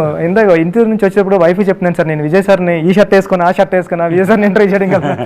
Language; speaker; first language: Telugu; native; Telugu